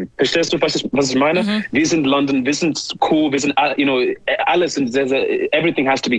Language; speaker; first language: German; non-native, fluent; English